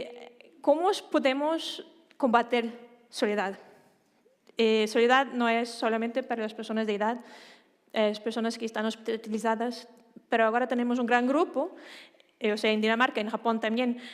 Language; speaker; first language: Spanish; non-native, fluent; Danish